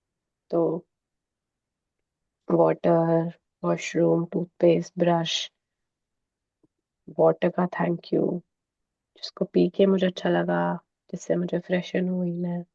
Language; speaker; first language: Hindi; native; Hindi